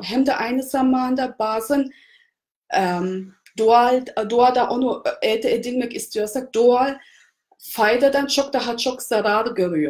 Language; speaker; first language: Turkish; non-native, fluent; German